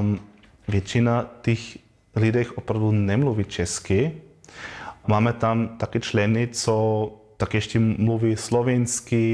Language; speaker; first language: Czech; non-native, fluent; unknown